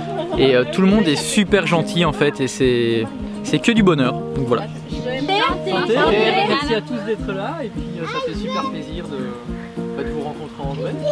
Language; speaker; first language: French; native; French